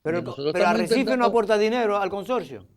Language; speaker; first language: Spanish; native; Spanish